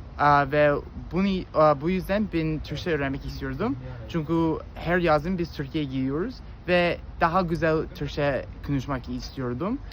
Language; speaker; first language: Turkish; non-native, learner; English